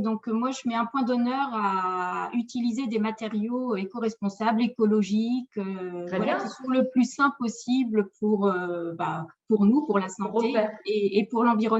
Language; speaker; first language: French; native; French